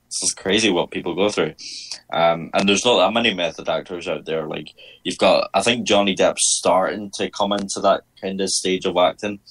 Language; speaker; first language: English; native; English